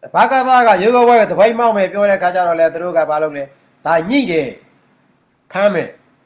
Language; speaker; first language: Burmese; non-native, local second language; Mon